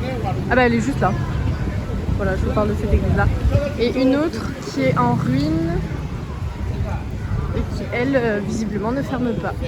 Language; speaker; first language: French; native; French